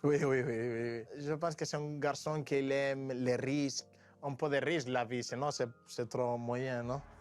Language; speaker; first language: French; non-native, learner; Spanish